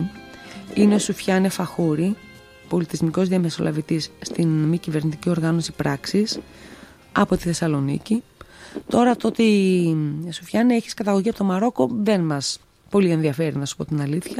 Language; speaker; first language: Greek; native; Greek